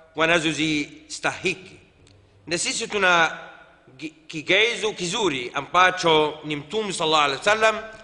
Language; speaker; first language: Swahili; non-native, fluent; Arabic